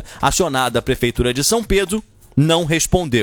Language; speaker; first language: Portuguese; native; Portuguese